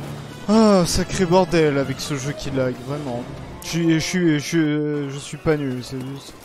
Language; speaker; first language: French; native; French